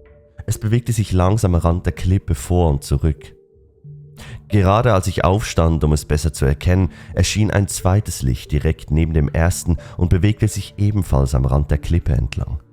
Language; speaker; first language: German; native; German